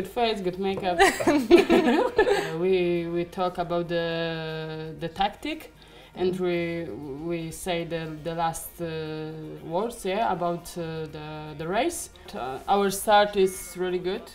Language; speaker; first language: English; non-native, learner; Polish